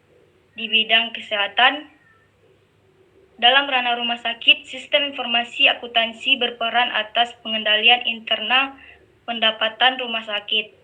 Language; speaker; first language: Indonesian; native; Indonesian